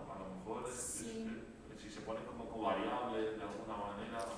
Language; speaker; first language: Spanish; native; Spanish